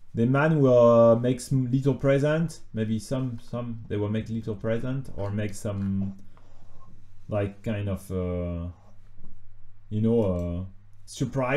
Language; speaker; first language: English; non-native, fluent; French